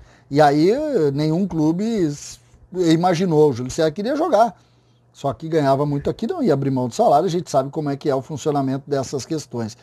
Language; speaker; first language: Portuguese; native; Portuguese